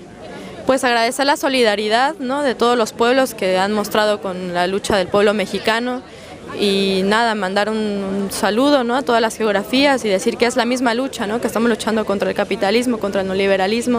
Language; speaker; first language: Spanish; native; Spanish